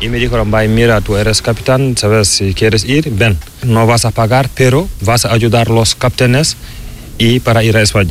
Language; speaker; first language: Spanish; non-native, learner; Fula